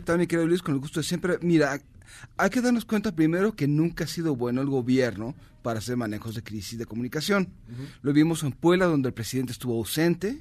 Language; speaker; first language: Spanish; native; Spanish